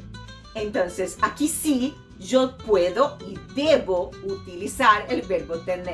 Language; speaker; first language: Spanish; non-native, fluent; Portuguese